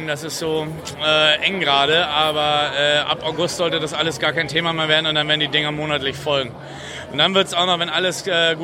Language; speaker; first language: German; native; German